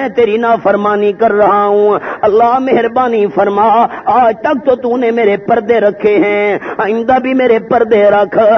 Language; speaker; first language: Urdu; native; Urdu